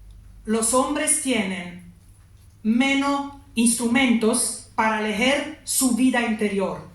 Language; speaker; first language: Spanish; non-native, learner; Italian